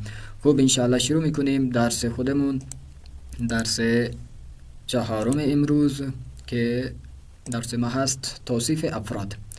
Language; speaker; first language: Persian; non-native, fluent; Urdu